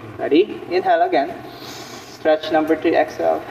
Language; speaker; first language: English; non-native, local second language; Filipino